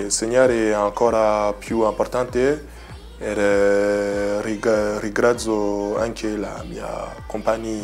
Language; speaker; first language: Italian; non-native, learner; French